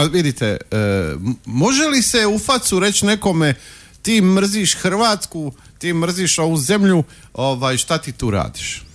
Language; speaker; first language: Croatian; native; Croatian